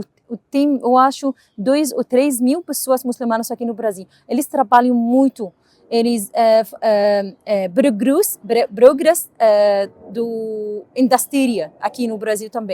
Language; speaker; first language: Portuguese; non-native, learner; Arabic